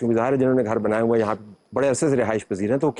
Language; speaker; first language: Urdu; native; Urdu